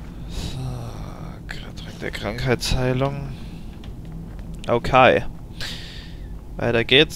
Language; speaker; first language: German; native; German